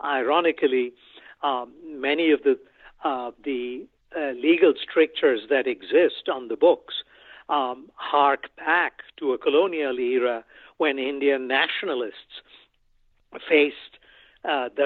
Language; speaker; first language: English; non-native, local second language; Bangla